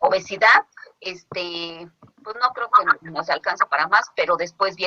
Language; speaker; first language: Spanish; native; Spanish